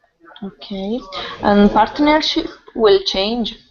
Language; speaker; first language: English; non-native, fluent; Italian